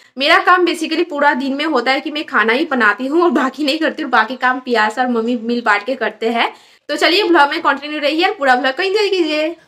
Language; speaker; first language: Hindi; non-native, local second language; Bangla